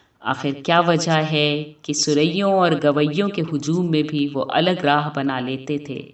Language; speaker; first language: Urdu; native; Urdu